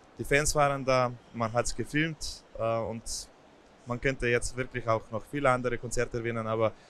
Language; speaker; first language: German; non-native, fluent; Slovenian